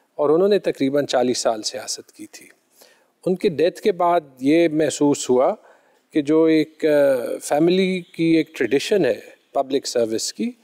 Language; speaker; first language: Urdu; non-native, local second language; Pashto